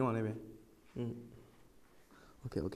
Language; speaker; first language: Korean; non-native, learner; Chinese